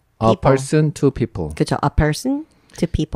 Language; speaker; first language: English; non-native, local second language; Korean